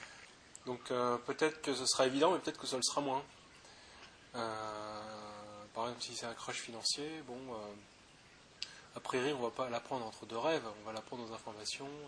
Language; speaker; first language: French; native; French